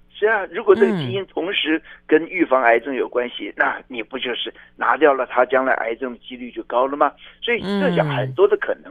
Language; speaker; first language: Chinese; native; Chinese